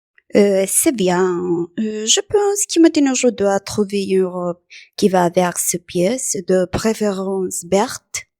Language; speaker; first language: French; non-native, learner; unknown